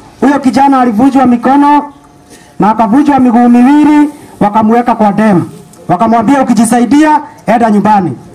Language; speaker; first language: Swahili; non-native, local second language; Kikuyu